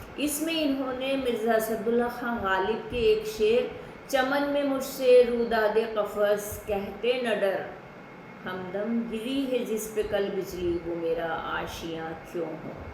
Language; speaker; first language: Urdu; native; Urdu